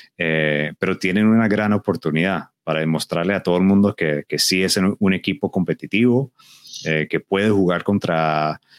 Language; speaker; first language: Spanish; native; Spanish